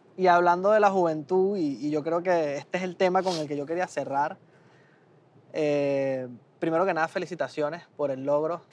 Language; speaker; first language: Spanish; native; Spanish